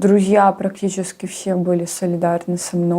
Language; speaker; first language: Russian; native; Russian